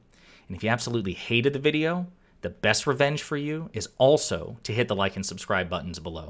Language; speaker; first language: English; native; English